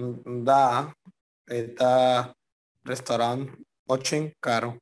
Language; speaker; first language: Russian; non-native, learner; Spanish